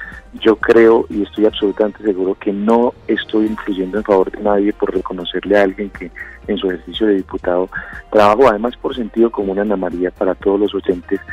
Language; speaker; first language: Spanish; native; Spanish